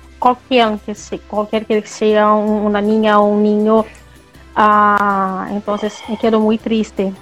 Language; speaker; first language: Spanish; non-native, learner; Portuguese